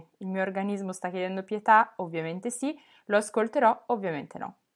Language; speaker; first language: Italian; native; Italian